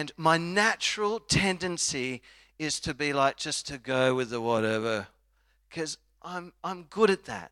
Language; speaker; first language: English; native; English